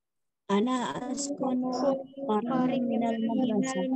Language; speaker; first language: Arabic; non-native, learner; Indonesian